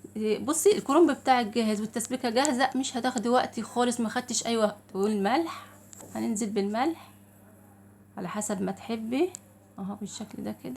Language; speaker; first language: Arabic; native; Arabic